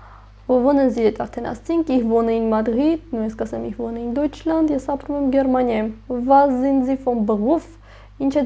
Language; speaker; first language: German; non-native, fluent; Armenian